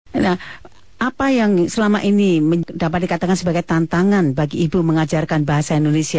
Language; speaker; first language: Indonesian; native; Indonesian